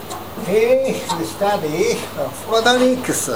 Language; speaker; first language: English; non-native, learner; Japanese